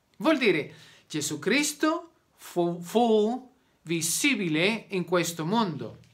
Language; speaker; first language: Italian; non-native, learner; Spanish